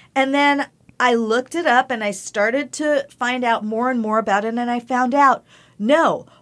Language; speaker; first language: English; early bilingual, other home language; Spanish